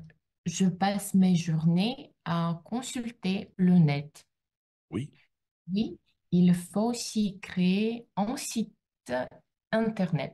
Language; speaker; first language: French; non-native, learner; Russian